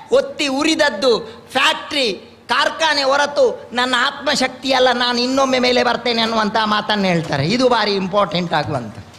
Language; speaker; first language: Kannada; non-native, local second language; Tulu